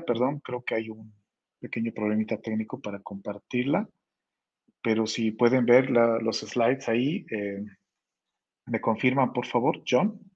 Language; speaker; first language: Spanish; native; Spanish